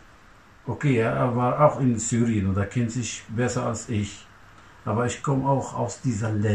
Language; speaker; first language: German; non-native, learner; Turkish